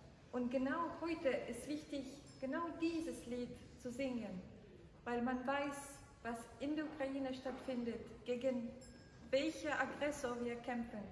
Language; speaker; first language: German; non-native, fluent; Ukrainian